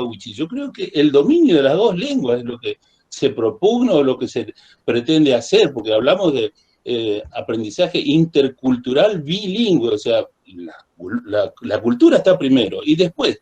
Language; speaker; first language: Spanish; native; Spanish